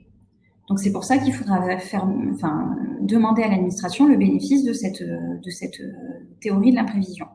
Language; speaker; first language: French; native; French